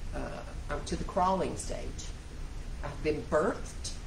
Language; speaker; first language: English; native; English